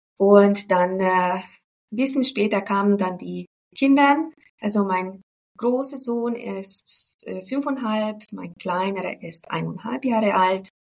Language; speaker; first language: German; non-native, fluent; Hungarian